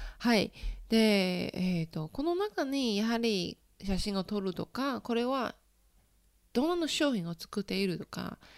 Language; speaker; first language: Japanese; non-native, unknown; Chinese